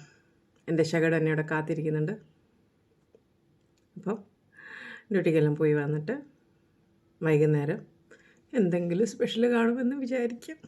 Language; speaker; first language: Malayalam; native; Malayalam